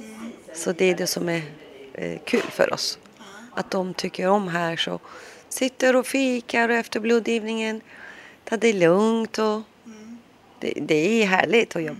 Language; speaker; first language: Swedish; non-native, local second language; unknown